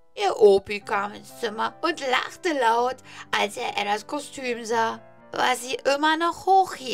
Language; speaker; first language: German; native; German